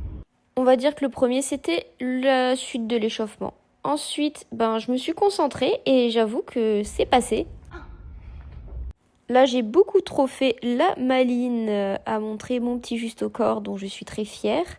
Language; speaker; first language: French; native; French